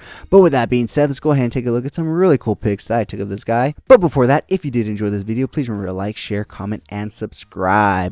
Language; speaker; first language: English; native; English